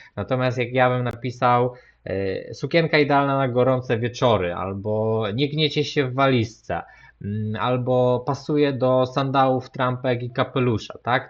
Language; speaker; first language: Polish; native; Polish